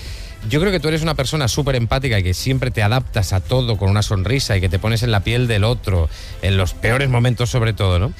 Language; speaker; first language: Spanish; native; Spanish